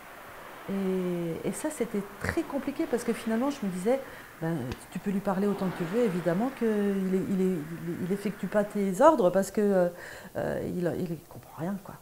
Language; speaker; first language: French; native; French